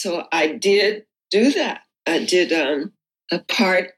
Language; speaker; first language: English; native; English